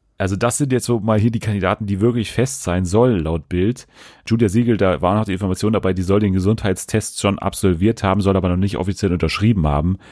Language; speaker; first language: German; native; German